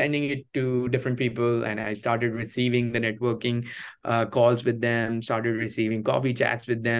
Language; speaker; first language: English; non-native, local second language; Hindi